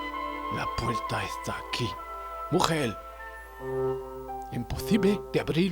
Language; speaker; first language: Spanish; non-native, learner; French